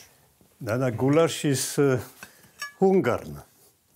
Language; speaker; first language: German; non-native, fluent; French